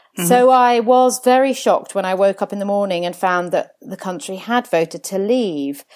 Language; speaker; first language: English; early bilingual, other home language; Italian